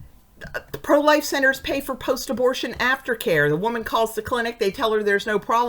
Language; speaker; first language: English; native; English